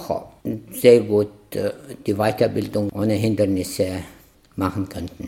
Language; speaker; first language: German; non-native, fluent; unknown